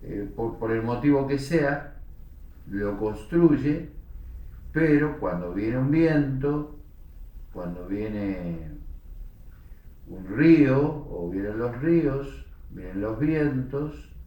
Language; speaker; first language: Spanish; native; Spanish